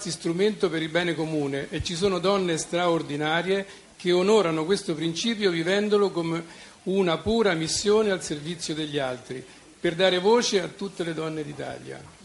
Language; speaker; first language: Italian; native; Italian